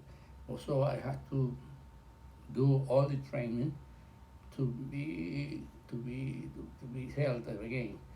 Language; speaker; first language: English; non-native, learner; Spanish